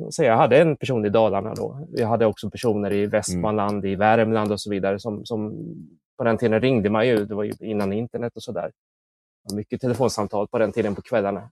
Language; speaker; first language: Swedish; native; Swedish